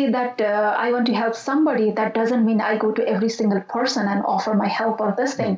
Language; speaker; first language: English; non-native, local second language; Nepali